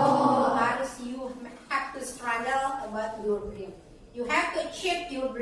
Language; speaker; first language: English; non-native, learner; Indonesian